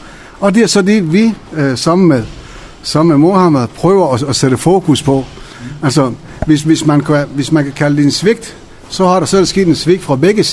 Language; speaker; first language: Danish; non-native, fluent; Persian